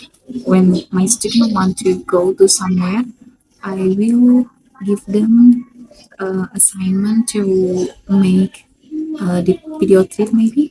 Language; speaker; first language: English; non-native, fluent; Indonesian